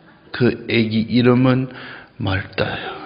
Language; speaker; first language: Korean; non-native, fluent; English